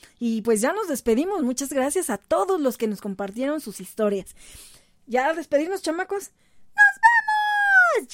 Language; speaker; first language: Spanish; native; Spanish